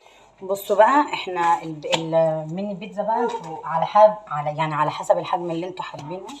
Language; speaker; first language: Arabic; native; Arabic